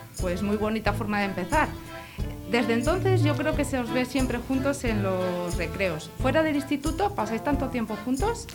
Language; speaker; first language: Spanish; native; Spanish